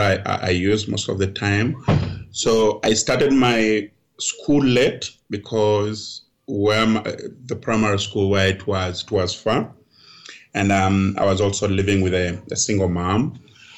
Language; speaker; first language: English; non-native, local second language; Ganda